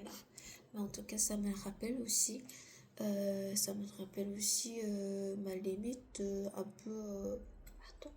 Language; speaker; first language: French; non-native, learner; Korean